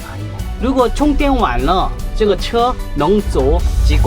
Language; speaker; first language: Chinese; non-native, fluent; Korean